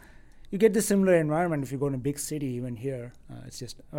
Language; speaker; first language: English; non-native, local second language; Tamil